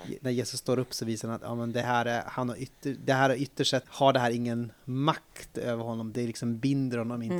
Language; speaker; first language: Swedish; native; Swedish